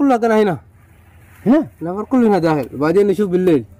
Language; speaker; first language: Arabic; non-native, learner; Oromo